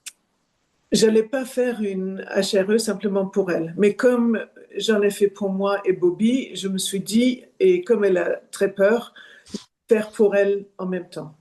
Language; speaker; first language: French; non-native, fluent; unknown